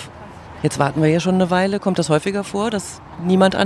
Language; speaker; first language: German; native; German